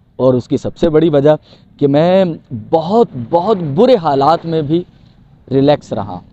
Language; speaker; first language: Urdu; native; Urdu